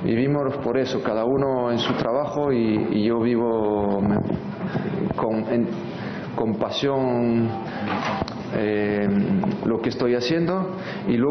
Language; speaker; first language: Spanish; non-native, fluent; French